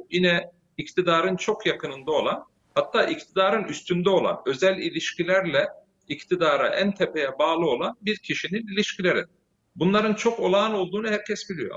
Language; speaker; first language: Turkish; early bilingual, heritage; Turkish